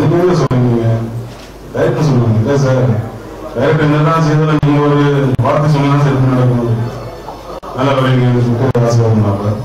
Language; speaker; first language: Tamil; native; Tamil